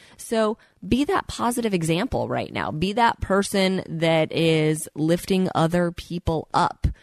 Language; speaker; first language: English; native; English